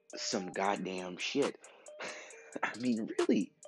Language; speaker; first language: English; native; English